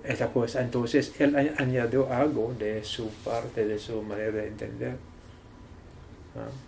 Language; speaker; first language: Spanish; non-native, learner; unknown